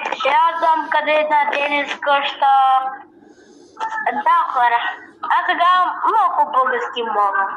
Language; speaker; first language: Bulgarian; non-native, learner; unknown